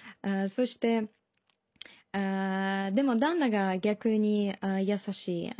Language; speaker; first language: Japanese; non-native, learner; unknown